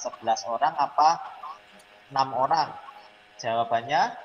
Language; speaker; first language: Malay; non-native, local second language; Javanese